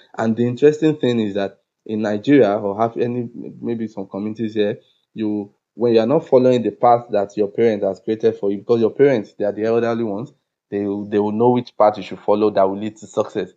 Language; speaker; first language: English; non-native, local second language; Yoruba